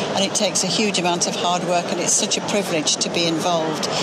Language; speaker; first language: English; native; English